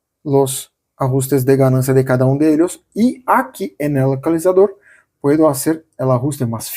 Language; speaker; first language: Spanish; non-native, fluent; Portuguese